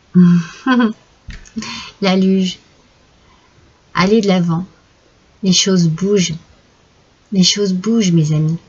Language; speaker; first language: French; native; French